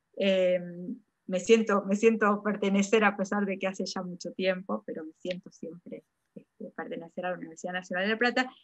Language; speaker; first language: Spanish; native; Spanish